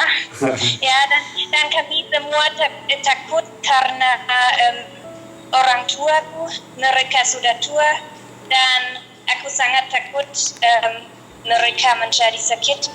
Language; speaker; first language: Indonesian; non-native, fluent; German